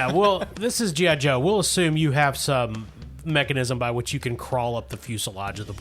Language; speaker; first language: English; native; English